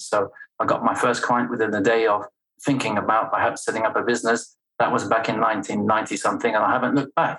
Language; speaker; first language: English; non-native, fluent; French